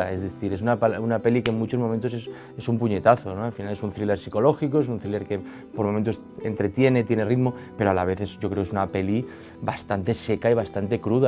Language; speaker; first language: Spanish; native; Spanish